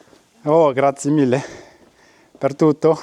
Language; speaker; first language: Italian; non-native, learner; French